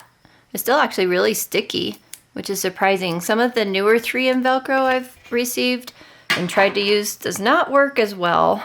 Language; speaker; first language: English; native; English